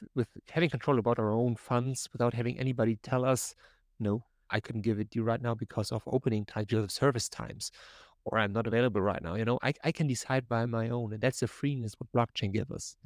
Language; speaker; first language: English; non-native, fluent; German